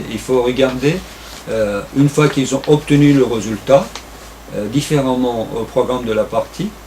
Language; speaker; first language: French; non-native, fluent; Turkish